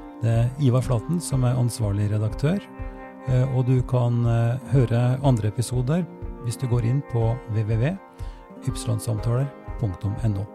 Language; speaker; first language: Norwegian; native; Norwegian